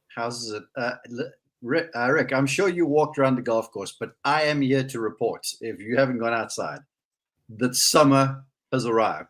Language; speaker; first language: English; native; English